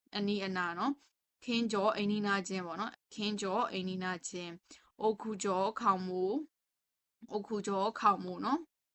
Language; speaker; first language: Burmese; native; Burmese